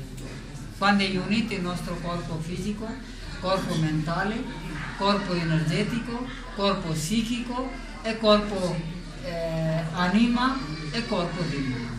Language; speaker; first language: Italian; non-native, learner; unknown